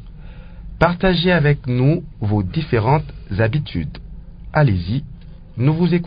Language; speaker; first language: French; non-native, local second language; Lingala